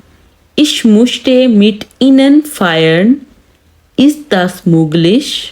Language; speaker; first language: German; non-native, learner; Urdu